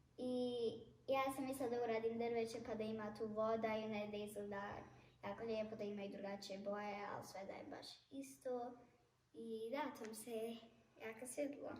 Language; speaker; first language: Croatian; early bilingual, heritage; Bosnian